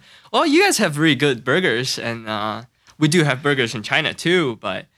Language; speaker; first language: English; non-native, learner; Chinese